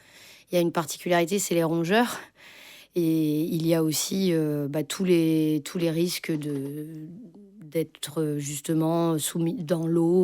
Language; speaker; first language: French; native; French